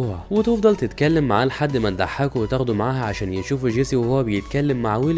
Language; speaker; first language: Arabic; native; Arabic